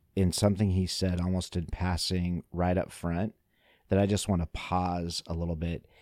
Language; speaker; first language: English; native; English